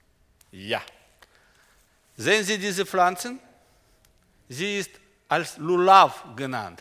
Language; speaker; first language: German; non-native, learner; Russian